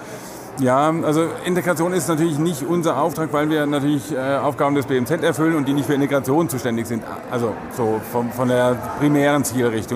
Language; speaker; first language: German; native; German